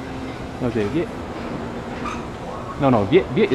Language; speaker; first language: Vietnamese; non-native, learner; English